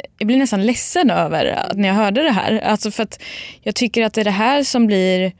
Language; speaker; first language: Swedish; native; Swedish